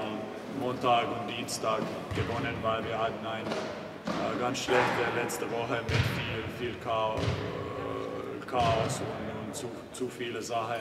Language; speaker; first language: German; non-native, fluent; Finnish